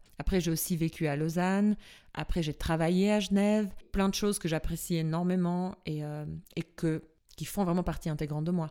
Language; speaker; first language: French; non-native, fluent; Albanian